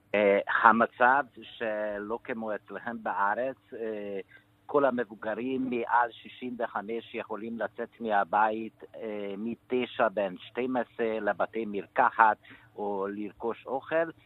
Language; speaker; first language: Hebrew; non-native, fluent; Hungarian